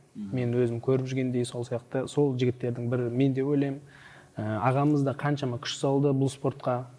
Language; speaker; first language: Kazakh; non-native, local second language; Uzbek